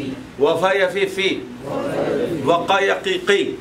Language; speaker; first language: Arabic; non-native, fluent; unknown